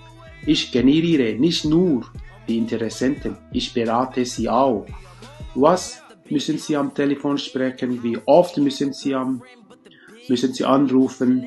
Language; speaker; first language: German; non-native, learner; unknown